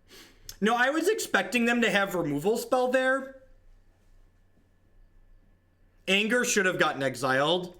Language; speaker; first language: English; native; English